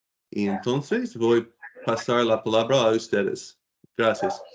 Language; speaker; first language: Spanish; non-native, learner; English